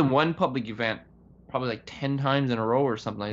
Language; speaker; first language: English; native; English